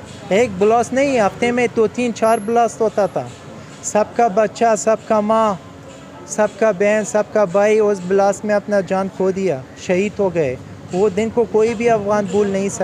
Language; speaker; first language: Hindi; non-native, learner; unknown